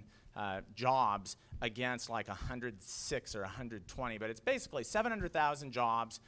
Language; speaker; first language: English; native; English